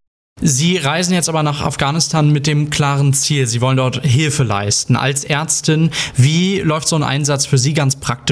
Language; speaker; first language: German; native; German